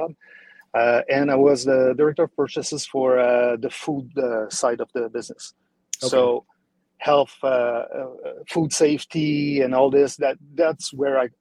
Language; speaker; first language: English; non-native, fluent; French